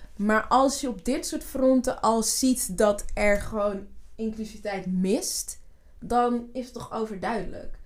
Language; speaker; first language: Dutch; early bilingual, other home language; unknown